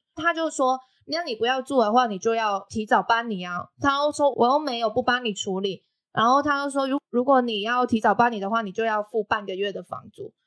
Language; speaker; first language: Chinese; non-native, local second language; Cantonese